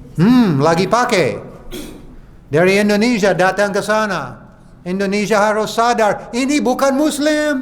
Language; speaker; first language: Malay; non-native, fluent; English